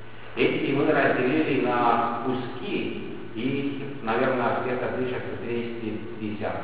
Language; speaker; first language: Russian; non-native, local second language; Estonian